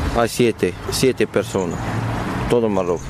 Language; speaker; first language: Spanish; non-native, learner; Arabic